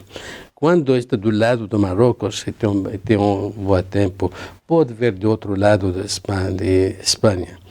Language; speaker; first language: Portuguese; non-native, learner; Arabic